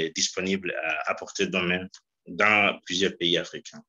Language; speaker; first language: French; non-native, local second language; Rundi